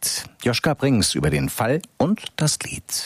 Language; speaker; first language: German; native; German